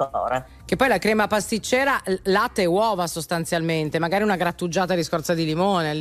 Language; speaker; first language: Italian; native; Italian